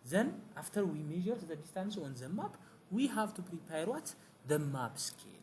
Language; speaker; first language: English; non-native, local second language; Amharic